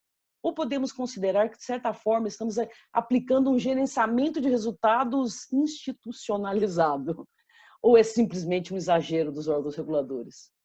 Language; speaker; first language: Portuguese; native; Portuguese